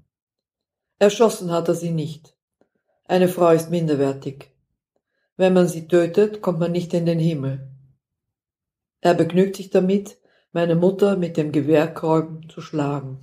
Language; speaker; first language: German; non-native, fluent; Dutch